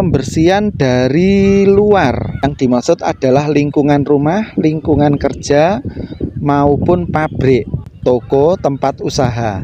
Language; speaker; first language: Indonesian; native; Indonesian